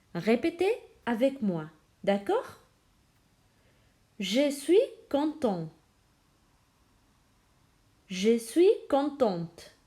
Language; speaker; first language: French; non-native, fluent; Spanish